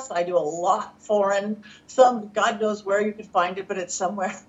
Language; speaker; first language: English; native; English